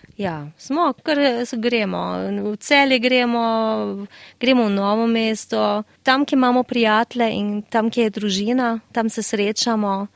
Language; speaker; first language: Slovenian; early bilingual, heritage; Slovenian